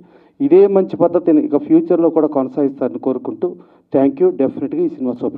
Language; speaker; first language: Telugu; native; Telugu